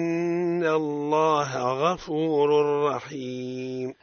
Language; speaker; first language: Arabic; native; Arabic